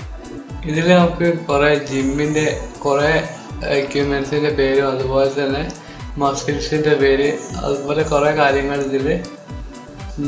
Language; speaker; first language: Malayalam; native; Malayalam